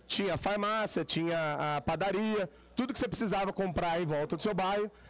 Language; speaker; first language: Portuguese; native; Portuguese